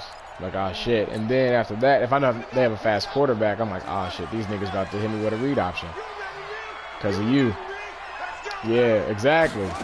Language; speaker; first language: English; native; English